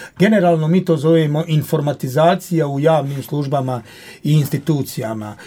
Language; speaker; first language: Croatian; native; Croatian